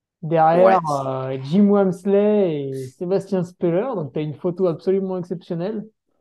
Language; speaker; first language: French; native; French